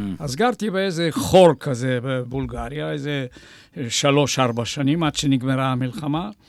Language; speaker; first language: Hebrew; non-native, fluent; Bulgarian